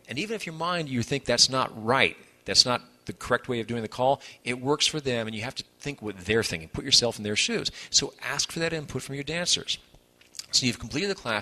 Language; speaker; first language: English; native; English